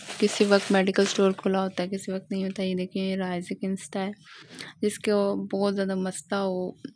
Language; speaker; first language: Urdu; non-native, local second language; Pashto